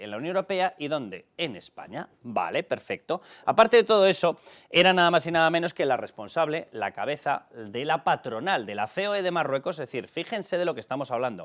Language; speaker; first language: Spanish; native; Spanish